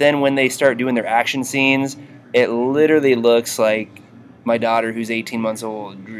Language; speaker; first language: English; native; English